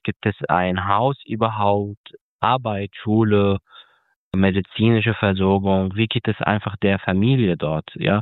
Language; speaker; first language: German; non-native, fluent; Arabic